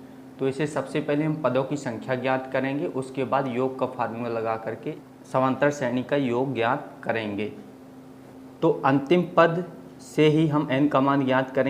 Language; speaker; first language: Hindi; native; Hindi